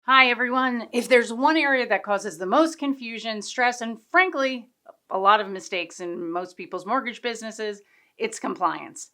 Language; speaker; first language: English; native; English